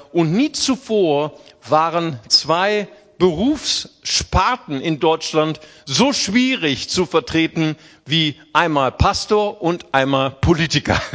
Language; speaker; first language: German; early bilingual, other home language; Portuguese